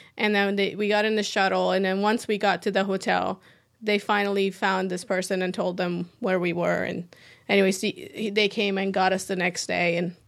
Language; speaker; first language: English; early bilingual, other home language; Persian